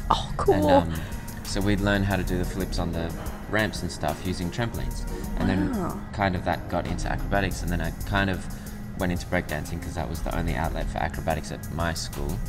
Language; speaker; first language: English; native; English